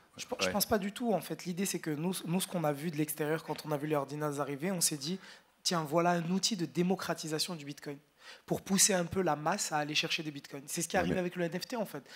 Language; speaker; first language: French; non-native, local second language; Arabic